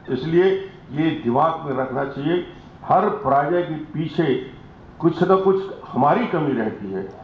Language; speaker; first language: Hindi; native; Hindi